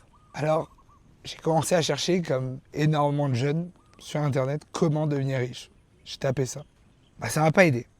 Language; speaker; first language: French; native; French